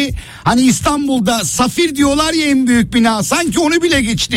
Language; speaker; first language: Turkish; native; Turkish